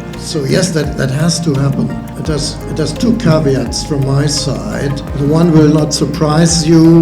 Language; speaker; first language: English; non-native, fluent; German